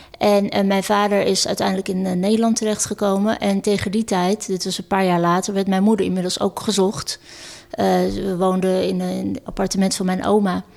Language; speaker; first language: Dutch; early bilingual, other home language; Turkish